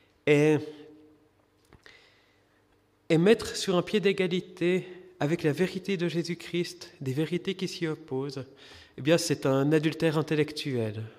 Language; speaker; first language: French; native; French